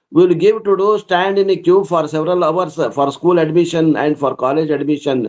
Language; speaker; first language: English; non-native, local second language; Kannada